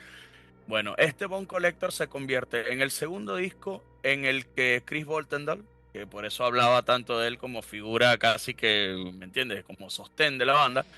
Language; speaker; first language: Spanish; native; Spanish